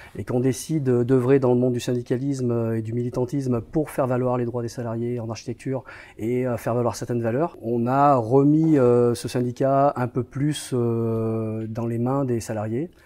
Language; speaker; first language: French; native; French